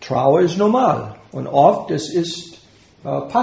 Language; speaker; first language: German; non-native, fluent; English